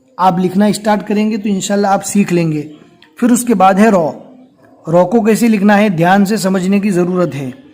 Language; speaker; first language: Hindi; native; Hindi